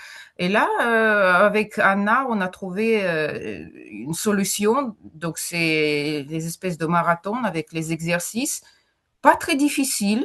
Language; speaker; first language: French; non-native, fluent; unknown